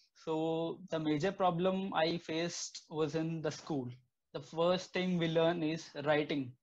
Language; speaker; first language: English; non-native, local second language; Telugu